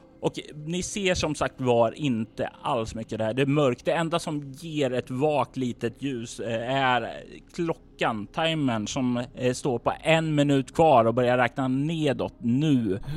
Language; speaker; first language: Swedish; native; Swedish